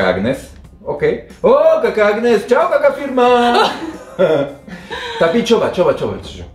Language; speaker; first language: Indonesian; non-native, fluent; French